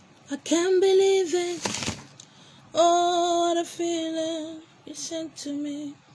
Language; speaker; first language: English; non-native, local second language; Igbo